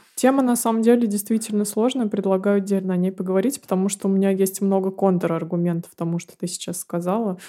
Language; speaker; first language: Russian; native; Russian